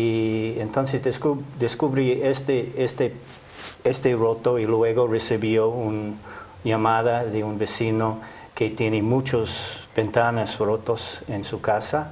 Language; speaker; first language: Spanish; non-native, fluent; English